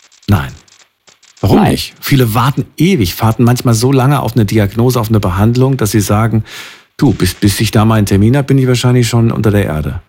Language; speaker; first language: German; native; German